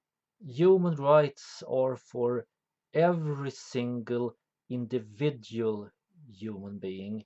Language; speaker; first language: English; non-native, fluent; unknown